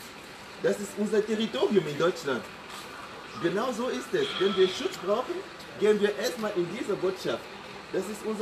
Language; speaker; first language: German; non-native, fluent; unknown